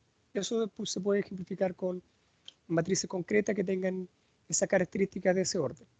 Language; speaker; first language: Spanish; native; Spanish